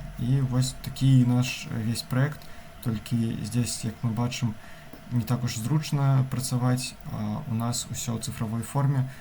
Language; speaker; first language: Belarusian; non-native, local second language; Russian